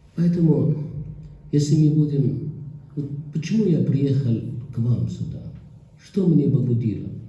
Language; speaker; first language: Russian; non-native, fluent; Arabic